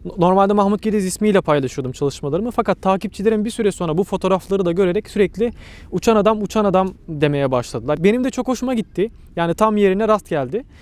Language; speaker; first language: Turkish; native; Turkish